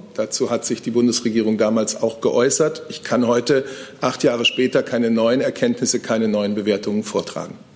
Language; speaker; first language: German; native; German